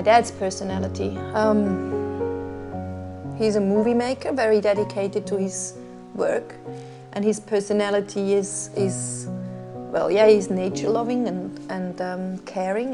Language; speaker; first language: English; non-native, fluent; Swiss German